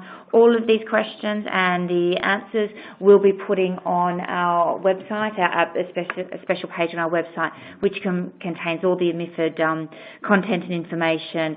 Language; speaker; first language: English; native; English